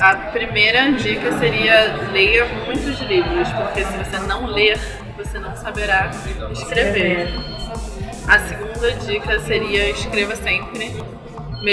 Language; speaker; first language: Portuguese; native; Portuguese